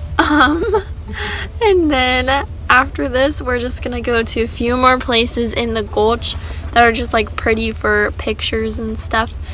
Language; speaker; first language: English; native; English